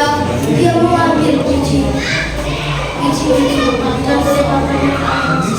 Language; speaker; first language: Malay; non-native, local second language; Javanese